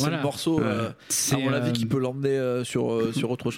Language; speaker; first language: French; native; French